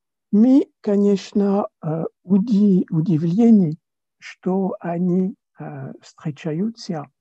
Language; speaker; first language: Russian; non-native, learner; French